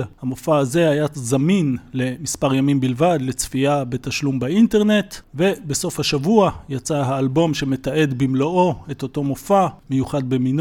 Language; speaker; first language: Hebrew; native; Hebrew